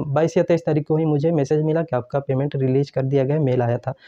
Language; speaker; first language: Hindi; native; Hindi